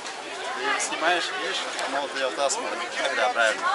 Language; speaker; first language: Russian; native; Russian